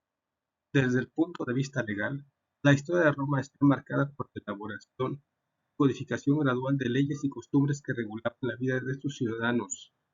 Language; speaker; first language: Spanish; native; Spanish